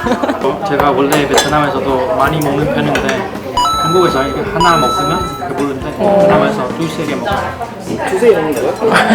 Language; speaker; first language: Korean; non-native, fluent; Vietnamese